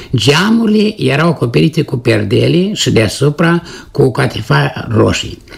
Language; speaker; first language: Romanian; native; Romanian